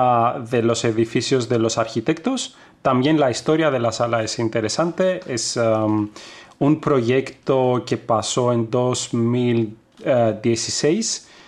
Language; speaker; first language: Spanish; non-native, fluent; Greek